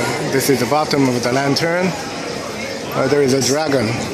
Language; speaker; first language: English; non-native, fluent; Japanese